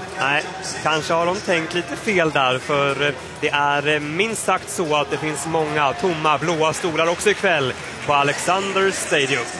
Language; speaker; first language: Swedish; native; Swedish